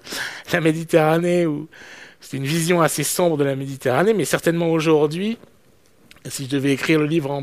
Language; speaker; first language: French; native; French